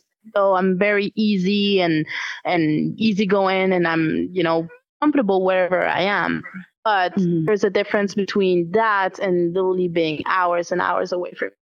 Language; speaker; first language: English; non-native, fluent; French